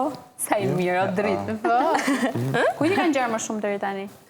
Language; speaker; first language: Albanian; native; Albanian